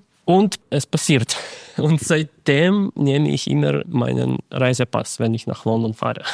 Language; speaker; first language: German; non-native, fluent; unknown